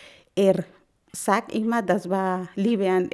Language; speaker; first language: German; non-native, learner; Spanish